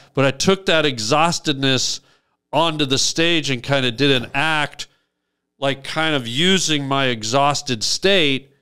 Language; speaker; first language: English; native; English